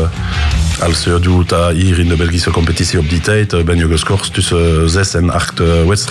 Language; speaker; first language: Dutch; non-native, local second language; French